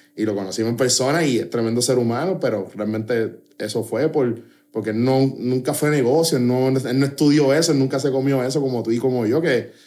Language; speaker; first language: Spanish; native; Spanish